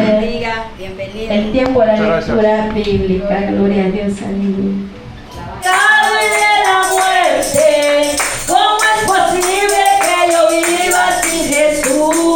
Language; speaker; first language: Spanish; native; Spanish